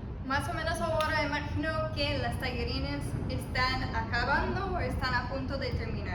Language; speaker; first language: Spanish; early bilingual, heritage; Spanish